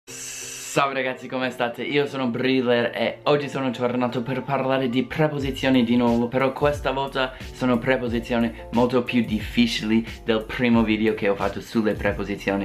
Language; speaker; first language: Italian; non-native, fluent; English